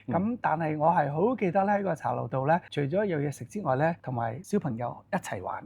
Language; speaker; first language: Cantonese; native; Cantonese